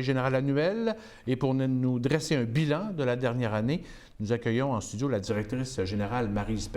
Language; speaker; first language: French; native; French